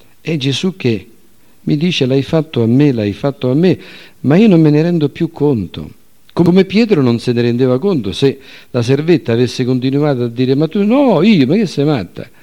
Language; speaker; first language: Italian; native; Italian